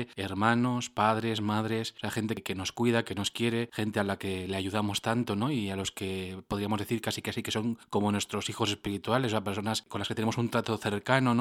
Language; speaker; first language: Spanish; native; Spanish